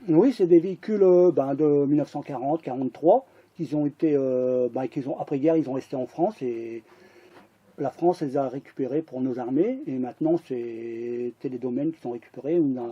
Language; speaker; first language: French; native; French